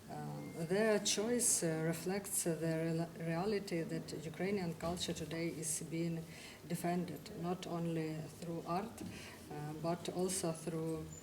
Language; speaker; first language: English; non-native, fluent; Ukrainian